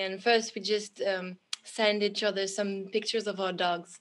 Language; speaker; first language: English; non-native, fluent; French